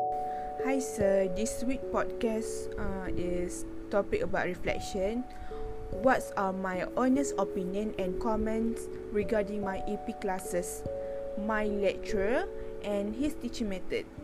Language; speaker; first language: English; non-native, learner; Malay